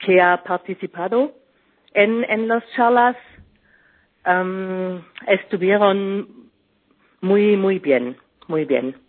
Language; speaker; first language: Spanish; non-native, learner; German